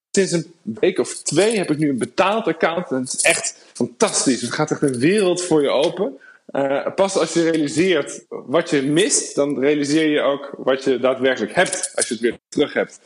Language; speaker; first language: Dutch; native; Dutch